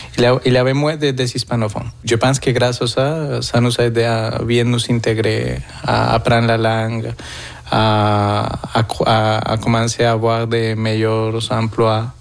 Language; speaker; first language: French; non-native, fluent; Spanish